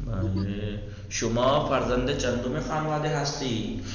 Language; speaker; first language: Persian; non-native, fluent; Urdu